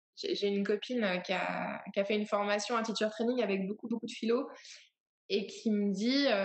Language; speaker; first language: French; native; French